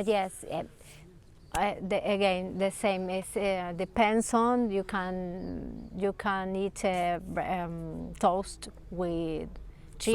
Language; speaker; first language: English; non-native, learner; Spanish